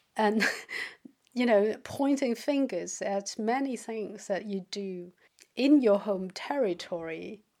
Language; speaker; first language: English; non-native, fluent; Chinese